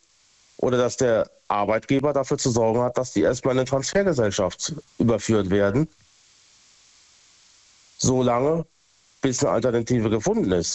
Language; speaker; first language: German; native; German